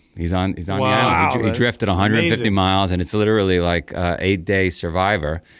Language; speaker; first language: English; native; English